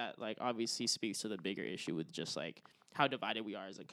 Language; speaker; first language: English; native; English